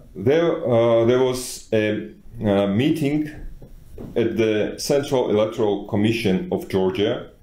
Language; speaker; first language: English; non-native, fluent; Georgian